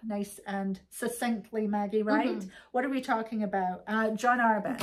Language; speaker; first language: English; native; English